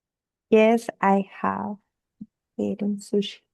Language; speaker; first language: English; non-native, learner; Spanish